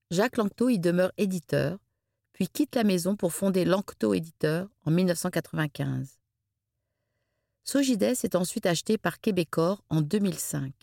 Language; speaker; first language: French; native; French